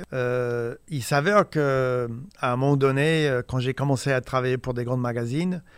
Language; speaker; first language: French; non-native, fluent; English